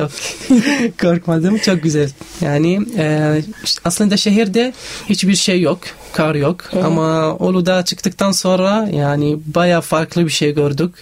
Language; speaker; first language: Turkish; non-native, fluent; Arabic